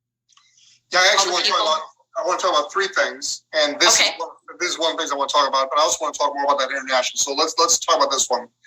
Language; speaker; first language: English; native; English